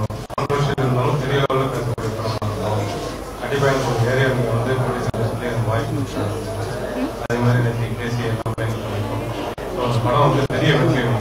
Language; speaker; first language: Tamil; native; Tamil